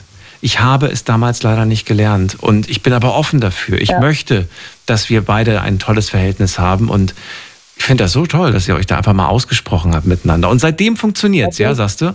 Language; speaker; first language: German; native; German